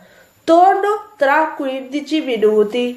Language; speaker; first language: Italian; non-native, fluent; Urdu